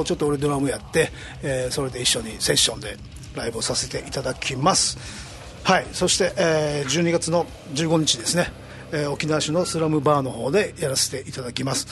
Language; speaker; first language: Japanese; native; Japanese